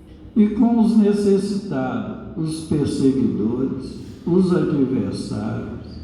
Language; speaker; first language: Portuguese; native; Portuguese